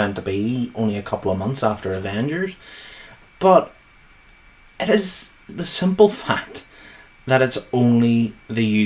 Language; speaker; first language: English; native; English